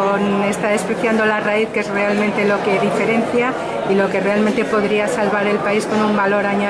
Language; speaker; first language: Spanish; native; Spanish